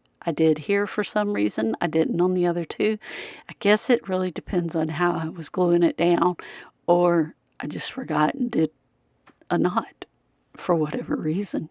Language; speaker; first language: English; native; English